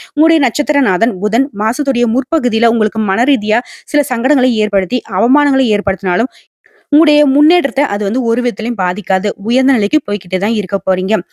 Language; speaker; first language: Tamil; native; Tamil